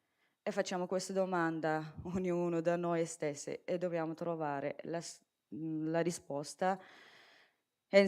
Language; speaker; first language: Italian; non-native, fluent; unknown